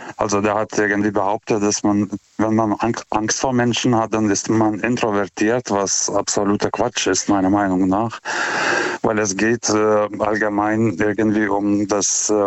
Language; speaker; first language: German; non-native, fluent; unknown